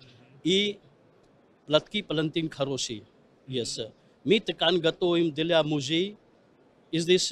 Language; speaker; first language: Russian; non-native, learner; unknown